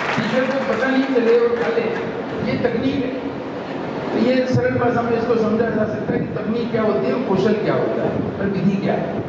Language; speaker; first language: Hindi; native; Hindi